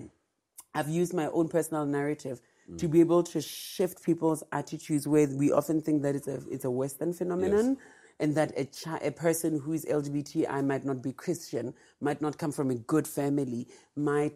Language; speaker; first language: English; non-native, local second language; Tswana